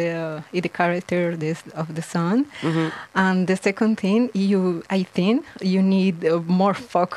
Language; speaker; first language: English; non-native, learner; Spanish